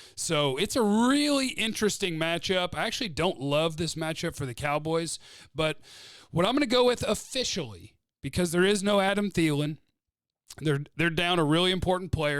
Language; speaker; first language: English; native; English